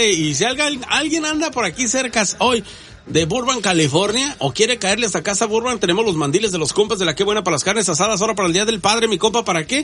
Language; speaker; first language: Spanish; native; Spanish